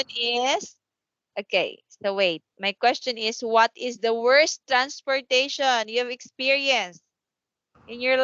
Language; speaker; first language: English; non-native, fluent; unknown